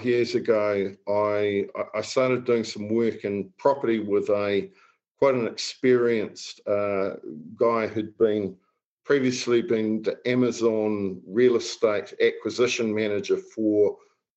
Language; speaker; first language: English; native; English